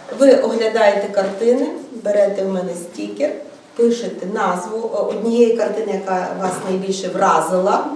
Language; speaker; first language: Ukrainian; native; Ukrainian